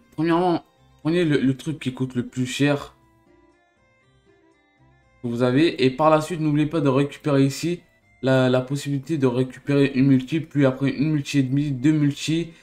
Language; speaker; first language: French; native; French